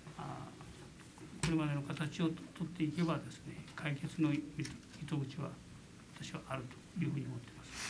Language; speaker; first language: Japanese; native; Japanese